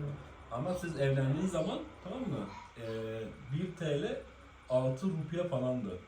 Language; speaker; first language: Turkish; native; Turkish